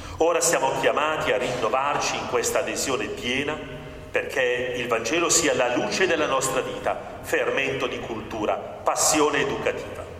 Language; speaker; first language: Italian; native; Italian